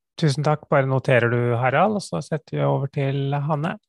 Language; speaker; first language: Norwegian; native; Norwegian